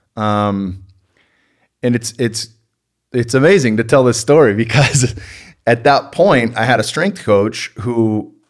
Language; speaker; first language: English; native; English